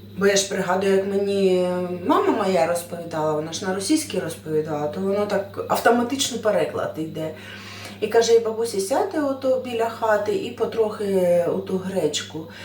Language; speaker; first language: Ukrainian; native; Ukrainian